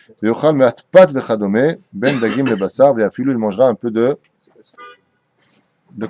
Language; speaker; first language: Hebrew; non-native, fluent; French